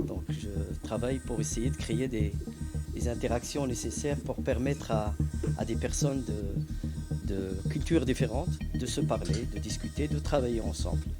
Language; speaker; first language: French; non-native, local second language; Arabic